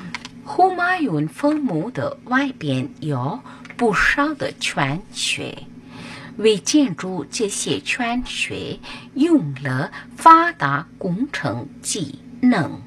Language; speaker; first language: Chinese; non-native, fluent; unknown